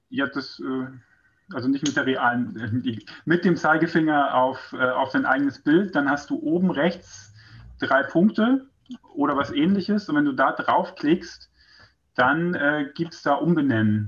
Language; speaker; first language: German; native; German